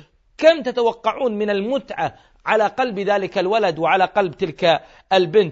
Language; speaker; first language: Arabic; native; Arabic